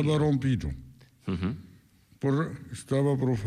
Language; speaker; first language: Spanish; non-native, fluent; Arabic